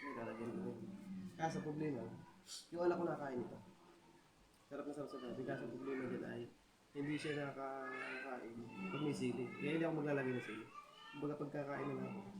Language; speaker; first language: Filipino; non-native, local second language; Bikol